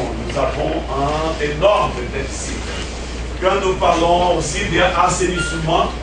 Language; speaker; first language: French; non-native, fluent; Portuguese